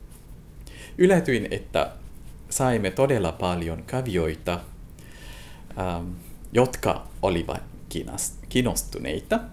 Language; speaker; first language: Finnish; non-native, fluent; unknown